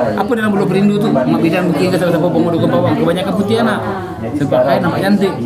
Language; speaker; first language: Malay; native; Malay